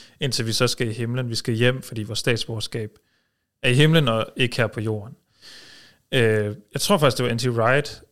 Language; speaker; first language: Danish; early bilingual, heritage; Danish